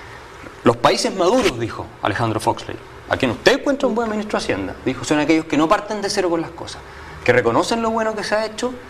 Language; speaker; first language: Spanish; native; Spanish